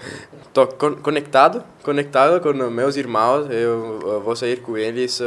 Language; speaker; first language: Portuguese; non-native, learner; Italian